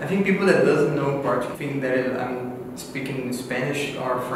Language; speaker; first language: English; non-native, fluent; Portuguese